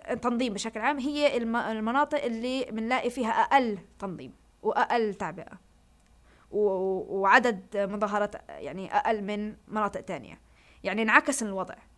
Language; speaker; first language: Arabic; early bilingual, heritage; Arabic